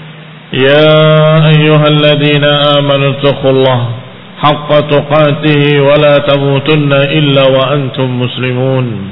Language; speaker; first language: Arabic; non-native, fluent; Indonesian